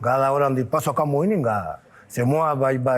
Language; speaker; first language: Indonesian; non-native, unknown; Spanish